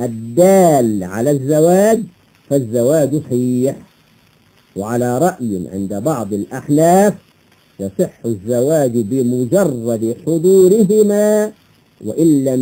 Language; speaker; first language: Arabic; native; Arabic